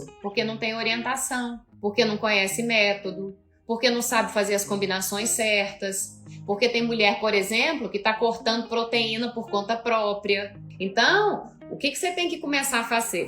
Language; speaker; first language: Portuguese; native; Portuguese